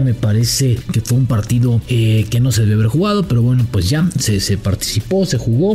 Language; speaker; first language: Spanish; native; Spanish